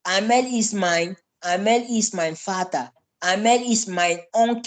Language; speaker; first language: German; non-native, learner; French